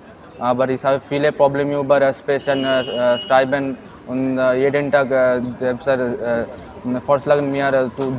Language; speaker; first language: German; non-native, learner; Bangla